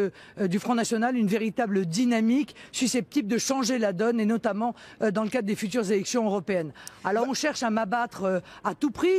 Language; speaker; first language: French; native; French